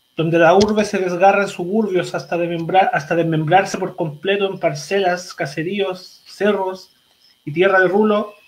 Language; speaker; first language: Spanish; native; Spanish